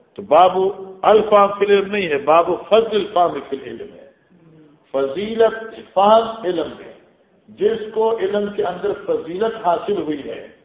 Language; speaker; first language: Urdu; non-native, local second language; Northern Hindko